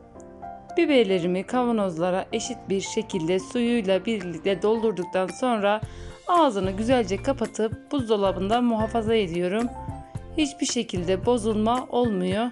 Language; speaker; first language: Turkish; native; Turkish